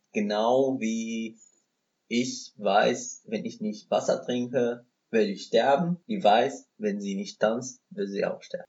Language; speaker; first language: German; non-native, fluent; Arabic